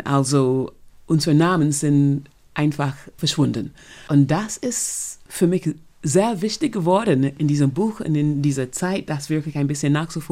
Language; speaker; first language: German; non-native, fluent; English